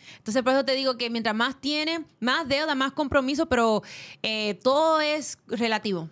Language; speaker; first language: Spanish; early bilingual, heritage; Spanish